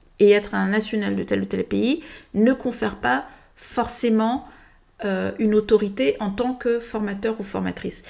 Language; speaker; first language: French; early bilingual, heritage; French